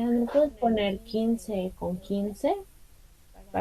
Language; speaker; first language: Spanish; non-native, fluent; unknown